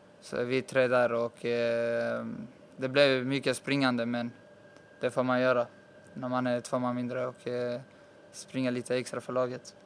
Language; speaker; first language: Swedish; early bilingual, other home language; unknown